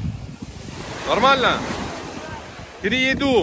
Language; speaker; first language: Russian; non-native, learner; Turkish